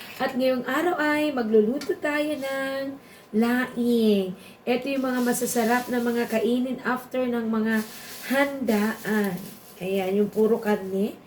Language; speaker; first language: Filipino; non-native, local second language; Bikol